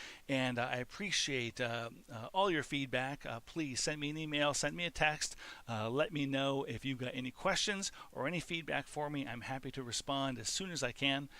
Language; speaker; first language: English; native; English